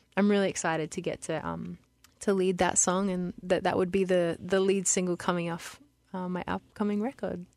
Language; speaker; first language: English; native; English